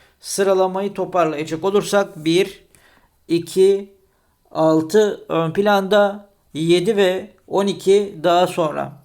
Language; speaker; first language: Turkish; native; Turkish